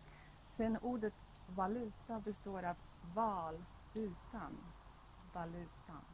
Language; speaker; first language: Swedish; non-native, fluent; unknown